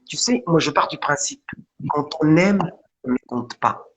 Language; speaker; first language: French; non-native, local second language; Arabic